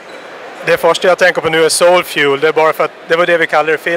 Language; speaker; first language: Swedish; native; Swedish